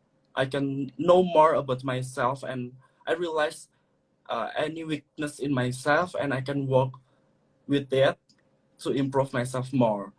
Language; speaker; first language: English; non-native, learner; Indonesian